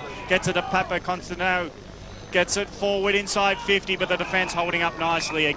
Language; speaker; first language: English; native; English